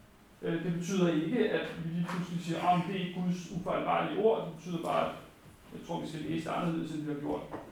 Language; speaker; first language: Danish; native; Danish